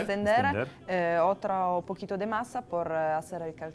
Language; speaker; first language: Spanish; non-native, fluent; Italian